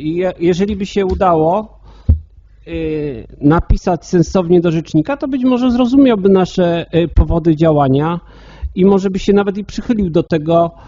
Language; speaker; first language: Polish; native; Polish